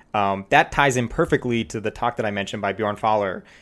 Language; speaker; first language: English; native; English